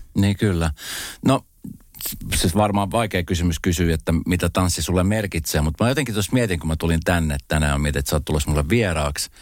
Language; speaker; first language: Finnish; native; Finnish